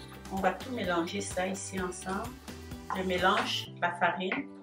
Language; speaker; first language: French; native; French